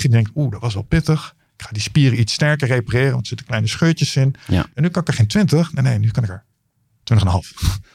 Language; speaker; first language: Dutch; native; Dutch